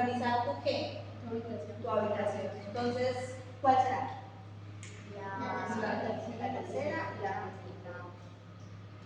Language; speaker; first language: Spanish; non-native, fluent; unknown